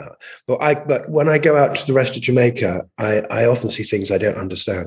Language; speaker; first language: English; native; English